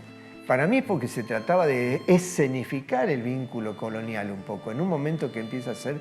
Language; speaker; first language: Spanish; native; Spanish